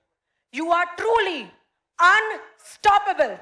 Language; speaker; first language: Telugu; non-native, learner; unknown